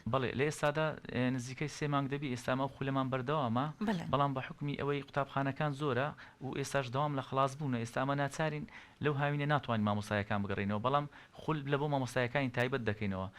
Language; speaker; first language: Central Kurdish; native; Central Kurdish